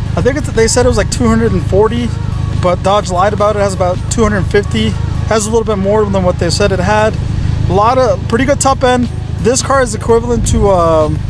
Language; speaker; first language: English; native; English